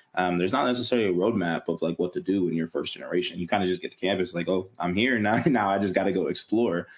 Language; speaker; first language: English; native; English